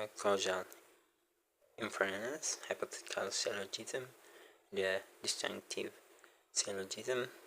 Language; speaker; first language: English; non-native, local second language; Amharic